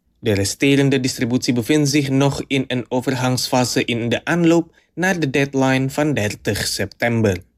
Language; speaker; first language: Dutch; non-native, fluent; Indonesian